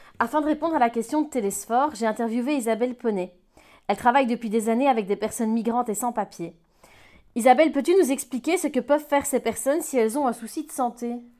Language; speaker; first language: French; native; French